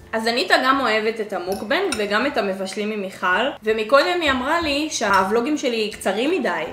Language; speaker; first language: Hebrew; native; Hebrew